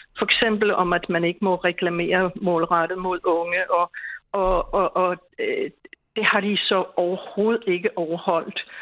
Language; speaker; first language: Danish; native; Danish